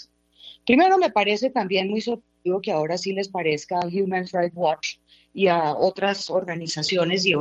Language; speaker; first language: Spanish; native; Spanish